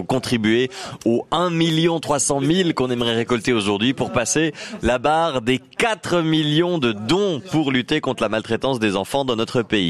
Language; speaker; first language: French; native; French